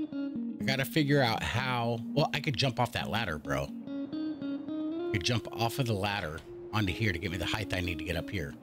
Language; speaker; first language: English; native; English